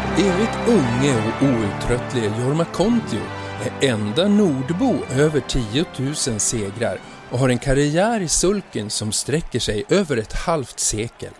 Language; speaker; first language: Swedish; native; Swedish